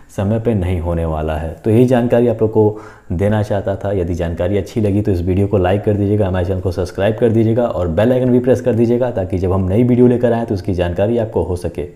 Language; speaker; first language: Hindi; native; Hindi